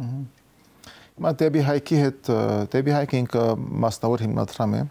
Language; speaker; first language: Armenian; early bilingual, heritage; Armenian